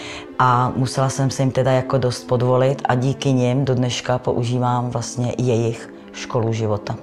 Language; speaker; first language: Czech; native; Czech